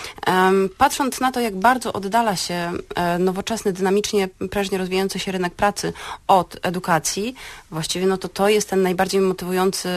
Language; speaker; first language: Polish; native; Polish